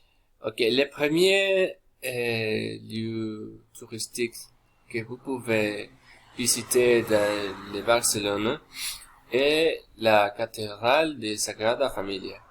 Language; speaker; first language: French; non-native, learner; Spanish